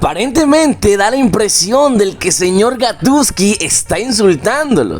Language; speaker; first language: Spanish; native; Spanish